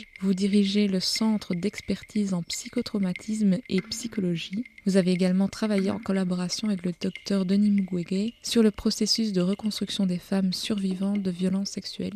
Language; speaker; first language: French; native; French